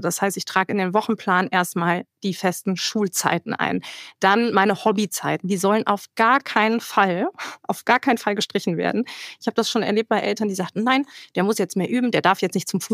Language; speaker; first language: German; native; German